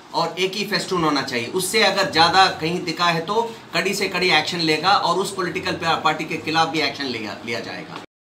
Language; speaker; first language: Hindi; non-native, local second language; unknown